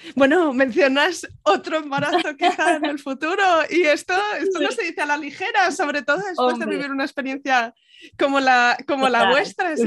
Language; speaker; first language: Spanish; native; Spanish